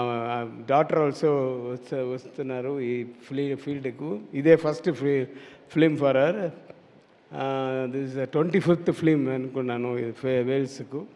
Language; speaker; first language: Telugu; non-native, learner; Tamil